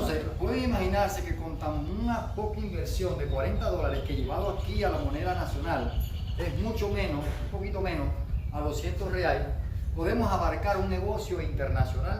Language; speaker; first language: Spanish; native; Spanish